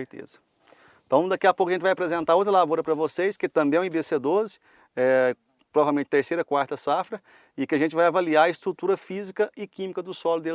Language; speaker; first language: Portuguese; native; Portuguese